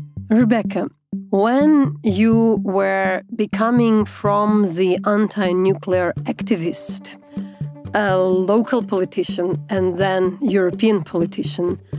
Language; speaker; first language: English; non-native, fluent; Ukrainian